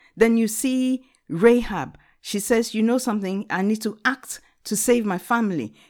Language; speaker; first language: English; non-native, local second language; Akan